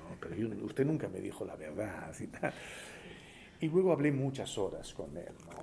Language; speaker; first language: Spanish; early bilingual, heritage; Spanish